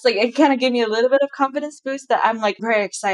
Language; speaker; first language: English; non-native, local second language; Chinese